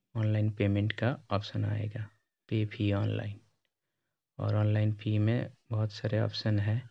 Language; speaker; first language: Hindi; non-native, local second language; Bangla